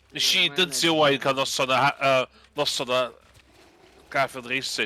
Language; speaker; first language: Welsh; native; Welsh